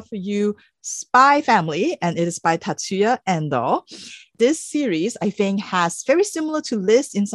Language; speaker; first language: English; non-native, local second language; Cantonese